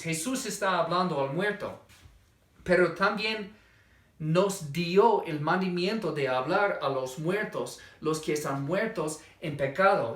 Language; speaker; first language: Spanish; non-native, fluent; English